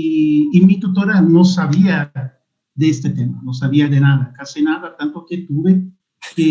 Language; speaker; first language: Spanish; non-native, fluent; Portuguese